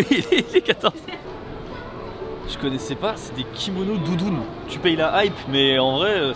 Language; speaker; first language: French; native; French